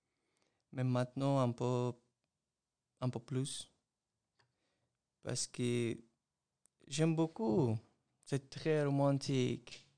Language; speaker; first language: French; non-native, learner; Persian